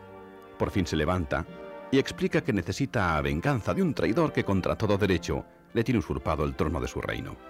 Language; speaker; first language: Spanish; native; Spanish